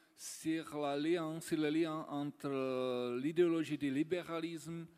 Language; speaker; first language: French; non-native, fluent; Czech